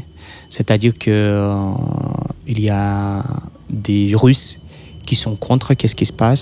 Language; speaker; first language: French; non-native, fluent; Russian